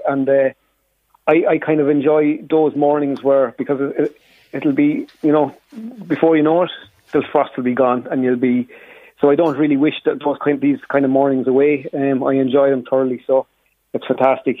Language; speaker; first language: English; native; English